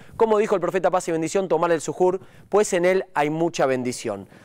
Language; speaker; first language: Spanish; native; Spanish